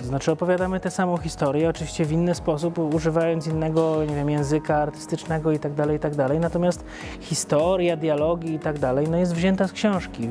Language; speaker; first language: Polish; native; Polish